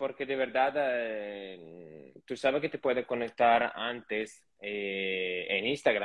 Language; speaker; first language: Spanish; non-native, fluent; Italian